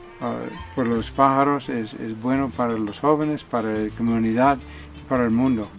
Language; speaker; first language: Spanish; non-native, learner; English